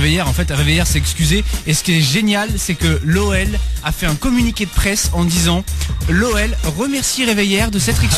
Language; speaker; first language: French; native; French